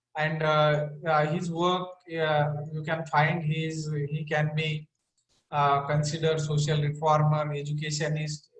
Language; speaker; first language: English; non-native, local second language; Marathi